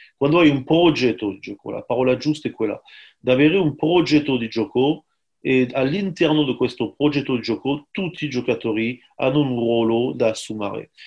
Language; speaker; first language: Italian; non-native, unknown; French